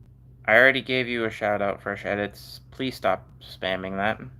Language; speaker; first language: English; native; English